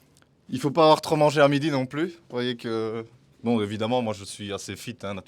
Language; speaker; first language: French; native; French